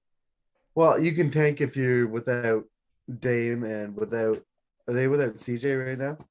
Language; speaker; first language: English; native; English